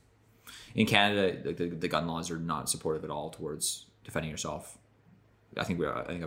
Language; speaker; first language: English; native; English